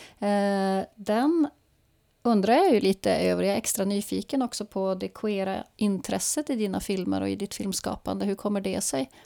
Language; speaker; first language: Swedish; native; Swedish